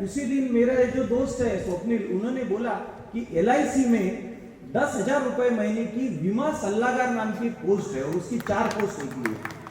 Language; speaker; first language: Hindi; non-native, local second language; Marathi